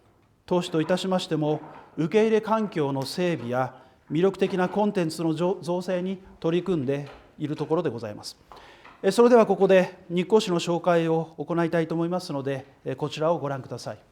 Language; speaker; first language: Japanese; native; Japanese